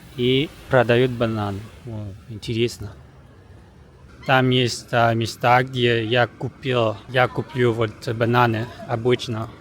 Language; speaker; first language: Russian; non-native, learner; Japanese